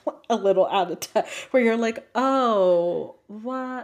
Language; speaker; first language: English; early bilingual, other home language; Spanish